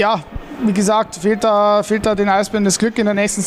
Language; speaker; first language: German; native; German